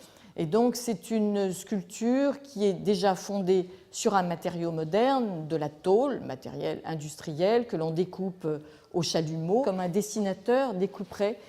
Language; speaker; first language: French; native; French